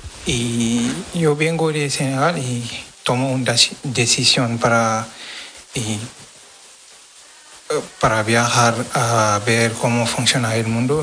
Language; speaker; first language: Spanish; non-native, learner; Wolof